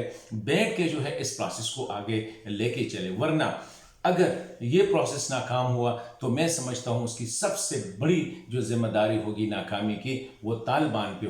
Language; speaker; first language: Hindi; non-native, local second language; Pashto